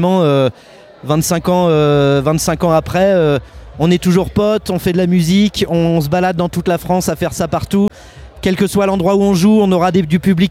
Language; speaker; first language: French; native; French